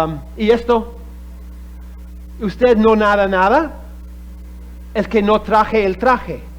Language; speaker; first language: Spanish; non-native, fluent; English